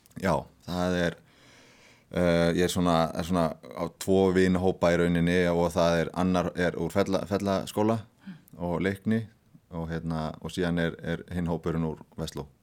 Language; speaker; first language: Icelandic; native; Icelandic